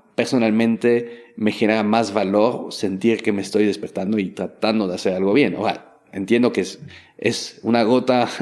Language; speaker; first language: Spanish; non-native, fluent; French